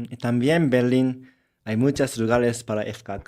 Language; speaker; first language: Spanish; non-native, learner; Japanese